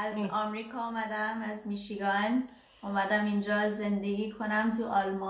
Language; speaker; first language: Persian; non-native, learner; English